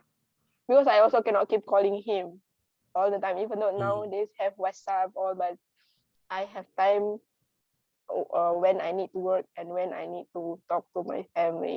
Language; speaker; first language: English; non-native, local second language; Indonesian